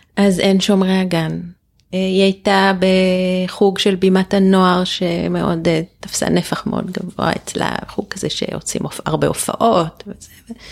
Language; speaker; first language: Hebrew; native; Hebrew